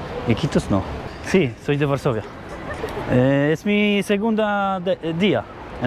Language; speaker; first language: Spanish; non-native, learner; Polish